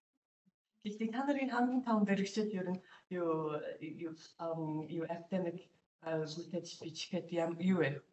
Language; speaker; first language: Mongolian; non-native, learner; English